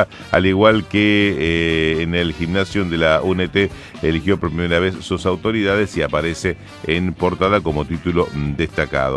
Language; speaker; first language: Spanish; native; Spanish